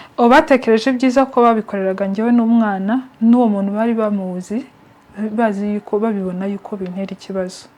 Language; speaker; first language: Kinyarwanda; native; Kinyarwanda